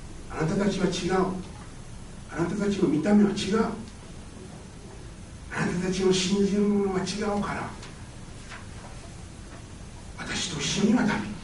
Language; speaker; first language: Japanese; non-native, fluent; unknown